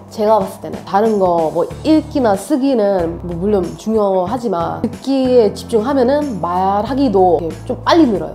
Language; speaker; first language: Korean; non-native, fluent; Hindi